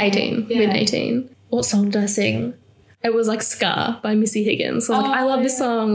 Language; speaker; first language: English; native; English